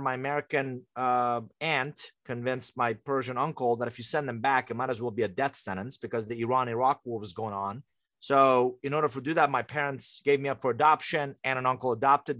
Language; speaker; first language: English; early bilingual, other home language; Persian